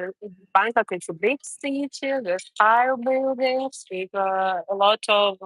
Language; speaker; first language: English; non-native, learner; Russian